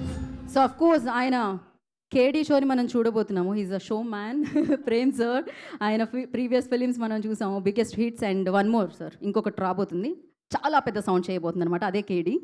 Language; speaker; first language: Telugu; native; Telugu